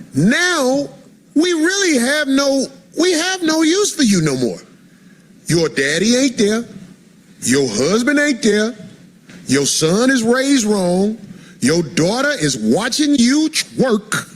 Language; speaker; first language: English; native; English